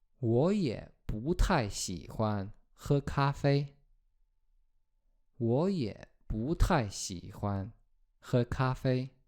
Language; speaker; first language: Chinese; non-native, fluent; Polish